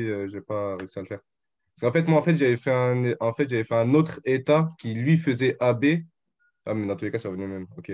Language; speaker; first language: French; native; French